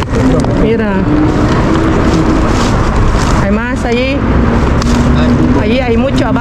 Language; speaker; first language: Spanish; non-native, learner; Filipino